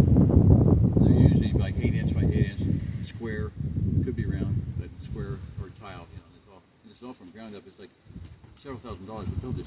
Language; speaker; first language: English; native; English